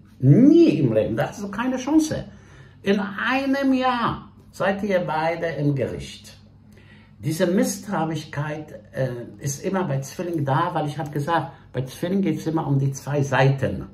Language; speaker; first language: German; non-native, fluent; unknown